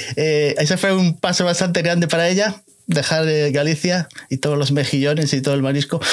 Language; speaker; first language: Spanish; native; Spanish